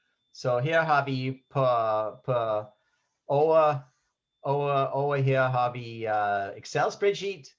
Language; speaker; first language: Danish; non-native, fluent; English